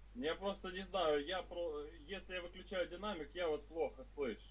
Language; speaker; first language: Russian; native; Russian